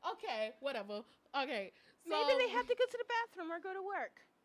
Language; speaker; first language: English; native; English